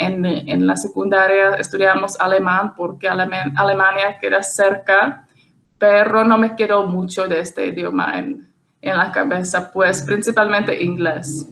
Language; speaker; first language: Spanish; non-native, fluent; Czech